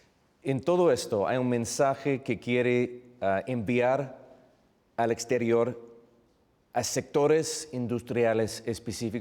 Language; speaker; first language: Spanish; non-native, fluent; English